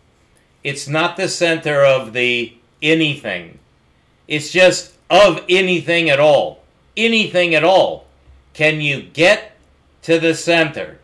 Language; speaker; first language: English; native; English